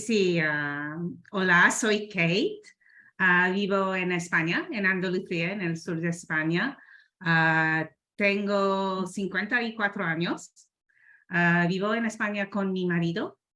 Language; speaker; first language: Spanish; non-native, learner; English